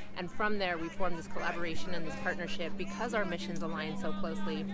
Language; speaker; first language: English; early bilingual, other home language; Spanish